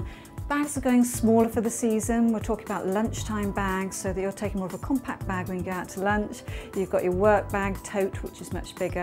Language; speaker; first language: English; native; English